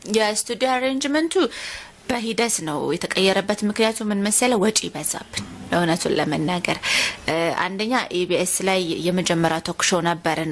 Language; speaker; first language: Amharic; native; Amharic